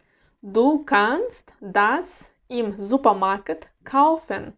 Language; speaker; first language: German; non-native, fluent; Uzbek